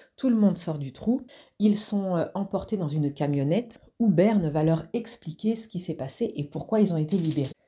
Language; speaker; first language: French; native; French